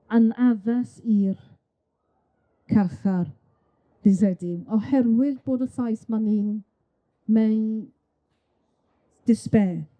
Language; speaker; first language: Welsh; non-native, local second language; English